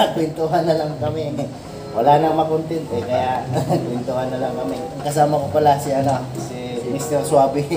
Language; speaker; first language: Filipino; non-native, local second language; Cebuano